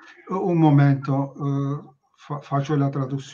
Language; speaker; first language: Italian; non-native, learner; Turkish